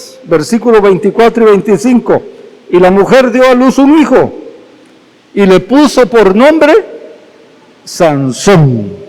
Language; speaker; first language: Spanish; native; Spanish